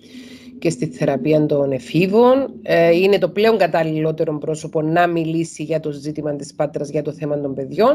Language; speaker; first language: Greek; native; Greek